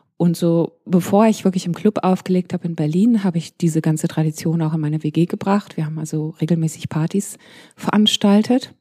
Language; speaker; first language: German; early bilingual, heritage; German